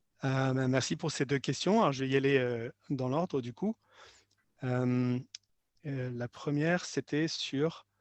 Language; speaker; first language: French; native; French